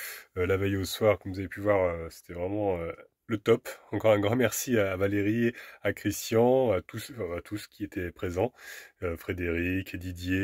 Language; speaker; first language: French; native; French